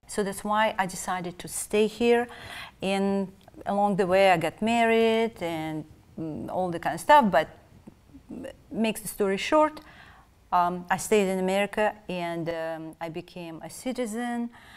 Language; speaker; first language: English; non-native, fluent; Russian